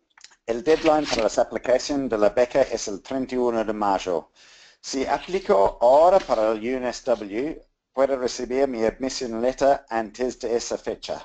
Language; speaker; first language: Spanish; non-native, fluent; English